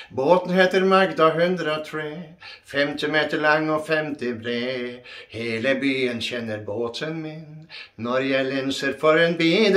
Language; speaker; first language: Norwegian; native; Norwegian